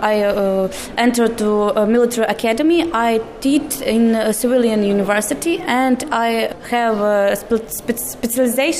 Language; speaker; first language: English; non-native, learner; Ukrainian